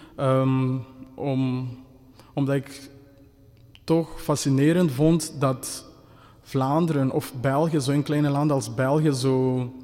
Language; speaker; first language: Dutch; non-native, fluent; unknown